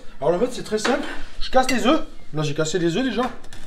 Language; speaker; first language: French; native; French